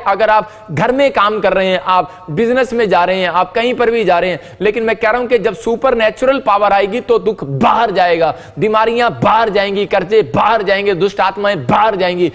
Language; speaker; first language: Hindi; non-native, local second language; Punjabi